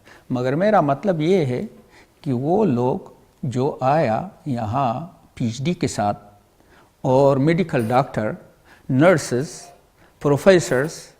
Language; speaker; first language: Hindi; non-native, fluent; Pashto